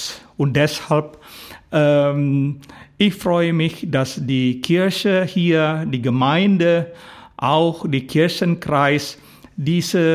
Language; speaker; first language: German; non-native, fluent; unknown